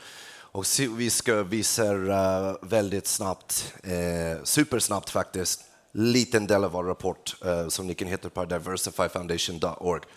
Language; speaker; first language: Swedish; non-native, fluent; English